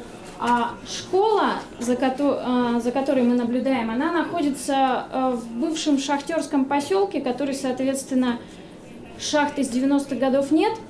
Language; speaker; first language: Russian; native; Russian